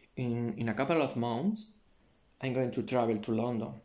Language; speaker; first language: English; non-native, learner; Spanish